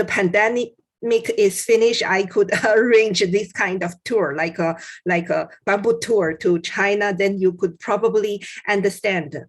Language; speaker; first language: English; non-native, fluent; Chinese